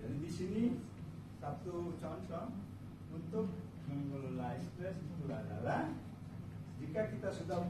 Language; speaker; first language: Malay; non-native, fluent; Bangla